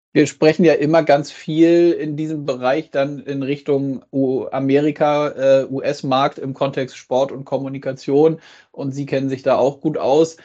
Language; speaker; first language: German; native; German